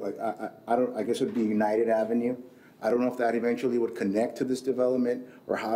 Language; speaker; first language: English; early bilingual, other home language; Spanish